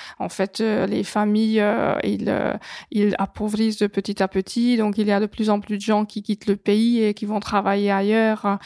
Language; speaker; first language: French; non-native, fluent; Hungarian